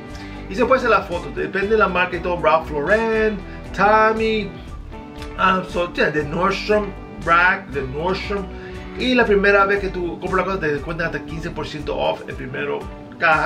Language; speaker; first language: Spanish; early bilingual, heritage; Spanish